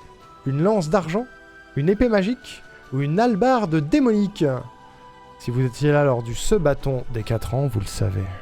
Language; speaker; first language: French; native; French